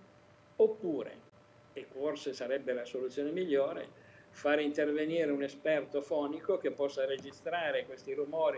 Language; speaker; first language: Italian; native; Italian